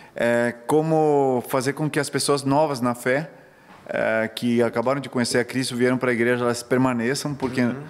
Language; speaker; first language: Portuguese; non-native, fluent; Spanish